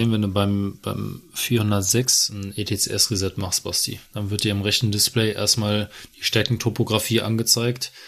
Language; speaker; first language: German; native; German